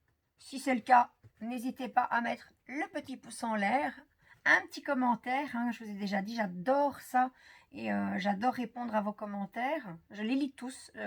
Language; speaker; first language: French; native; French